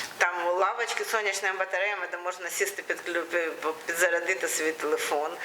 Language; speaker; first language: Ukrainian; non-native, local second language; Russian